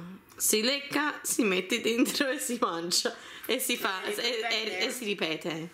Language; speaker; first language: Italian; early bilingual, heritage; Italian